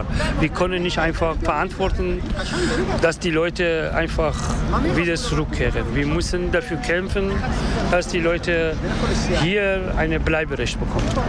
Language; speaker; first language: German; non-native, learner; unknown